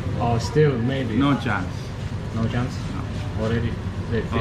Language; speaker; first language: English; non-native, learner; Ukrainian